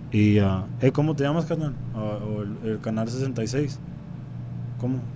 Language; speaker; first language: Spanish; early bilingual, heritage; Spanish